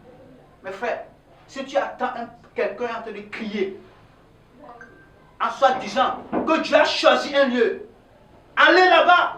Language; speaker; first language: French; non-native, local second language; Ewe